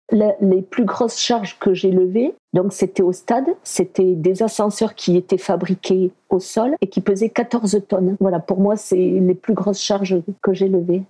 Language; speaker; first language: French; early bilingual, other home language; Spanish